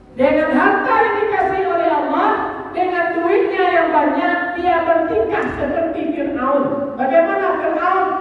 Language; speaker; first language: Indonesian; non-native, local second language; Minangkabau